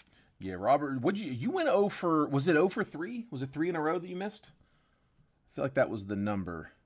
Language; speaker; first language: English; native; English